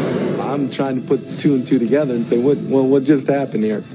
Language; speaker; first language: English; native; English